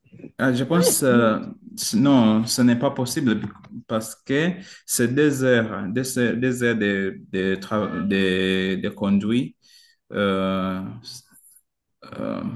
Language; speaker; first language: French; non-native, learner; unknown